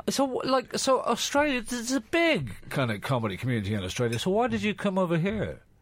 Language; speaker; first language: English; native; English